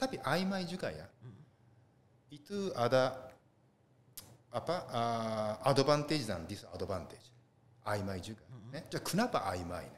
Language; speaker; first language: Indonesian; non-native, learner; Japanese